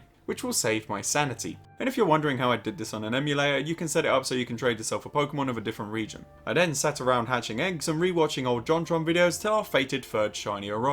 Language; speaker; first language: English; native; English